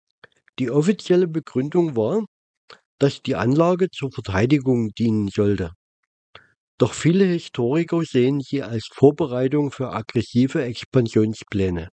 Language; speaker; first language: German; native; German